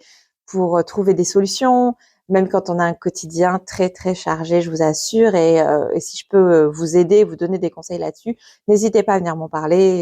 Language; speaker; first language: French; native; French